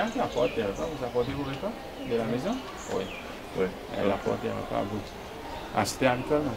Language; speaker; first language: French; non-native, local second language; Morisyen